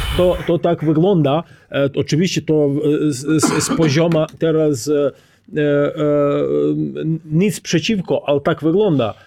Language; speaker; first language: Polish; non-native, learner; Croatian